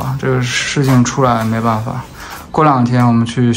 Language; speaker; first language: Chinese; native; Chinese